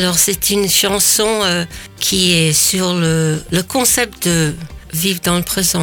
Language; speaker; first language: French; non-native, fluent; English